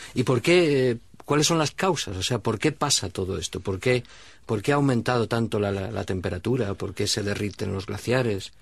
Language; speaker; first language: Spanish; native; Spanish